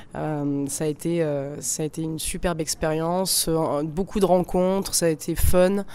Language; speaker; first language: French; native; French